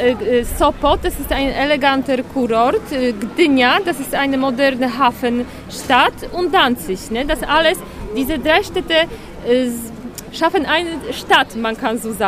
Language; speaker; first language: German; non-native, fluent; Polish